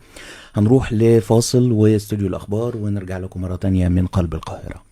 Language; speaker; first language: Arabic; native; Arabic